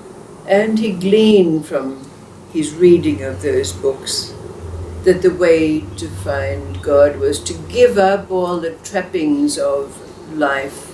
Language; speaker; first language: English; native; English